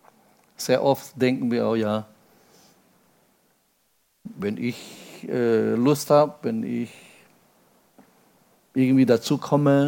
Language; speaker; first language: German; non-native, fluent; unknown